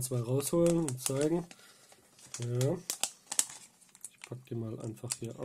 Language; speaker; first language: German; native; German